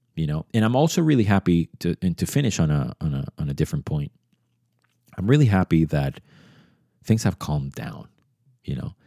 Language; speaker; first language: English; early bilingual, other home language; Spanish